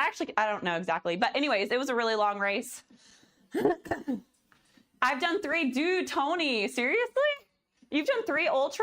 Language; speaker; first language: English; native; English